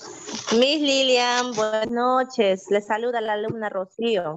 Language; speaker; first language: Spanish; native; Spanish